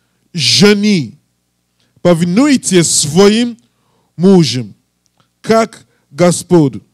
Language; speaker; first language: Russian; non-native, learner; English